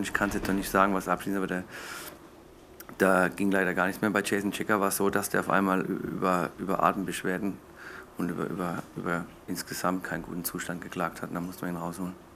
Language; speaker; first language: German; native; German